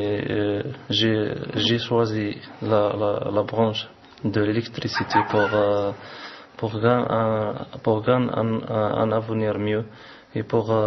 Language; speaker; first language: French; non-native, learner; Arabic